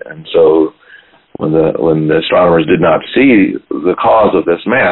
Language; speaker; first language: English; native; English